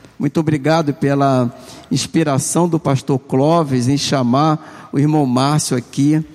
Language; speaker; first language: Portuguese; native; Portuguese